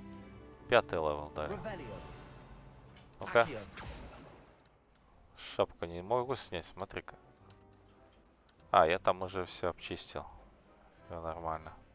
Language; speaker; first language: Russian; native; Russian